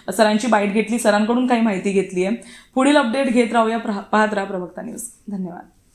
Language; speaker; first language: Marathi; native; Marathi